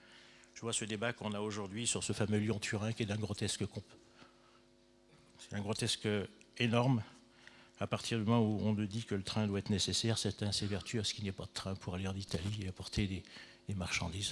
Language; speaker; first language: French; native; French